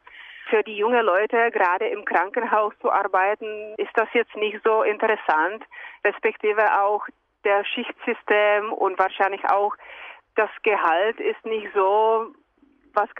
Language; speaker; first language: German; non-native, fluent; Czech